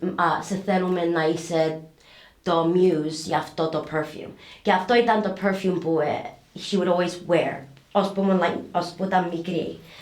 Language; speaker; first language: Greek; early bilingual, heritage; English